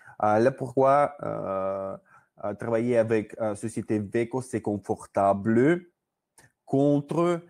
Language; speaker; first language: French; non-native, learner; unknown